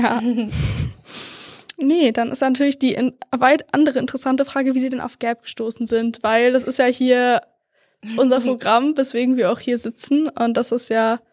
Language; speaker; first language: German; native; German